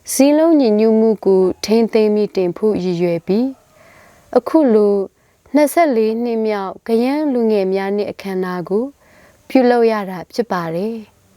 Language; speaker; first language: Burmese; non-native, local second language; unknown